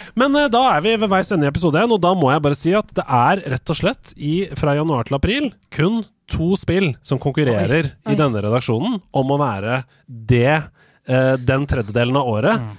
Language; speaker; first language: Norwegian; native; Norwegian